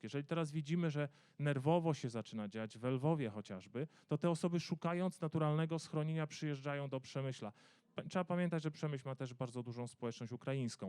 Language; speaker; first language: Polish; native; Polish